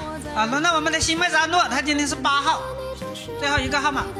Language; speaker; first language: Chinese; native; Chinese